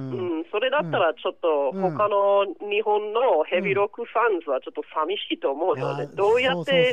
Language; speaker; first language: Japanese; non-native, fluent; English